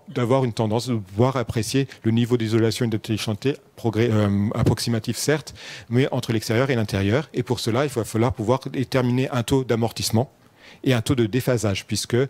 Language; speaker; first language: French; native; French